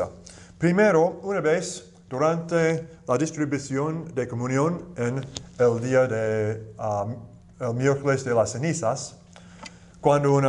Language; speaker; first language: Spanish; non-native, fluent; English